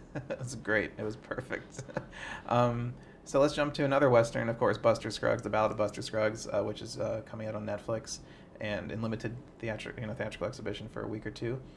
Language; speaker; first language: English; native; English